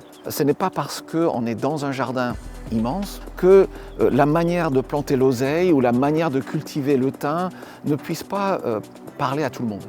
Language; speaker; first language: French; native; French